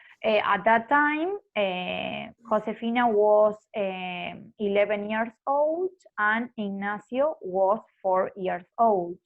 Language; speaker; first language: English; non-native, fluent; Spanish